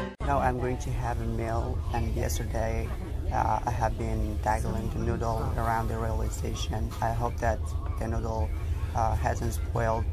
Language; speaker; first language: English; non-native, learner; Tajik